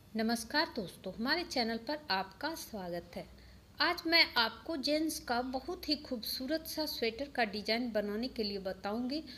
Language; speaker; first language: Hindi; native; Hindi